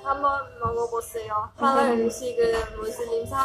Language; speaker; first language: Korean; non-native, learner; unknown